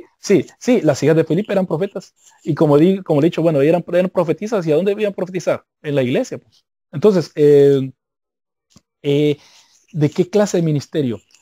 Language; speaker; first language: Spanish; native; Spanish